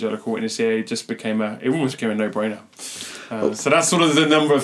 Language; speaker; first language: English; native; English